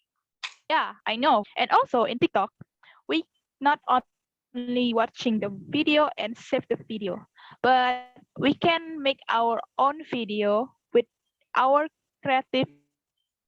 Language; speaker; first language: English; non-native, learner; Indonesian